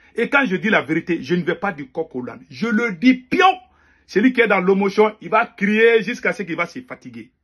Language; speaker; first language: French; non-native, local second language; Bambara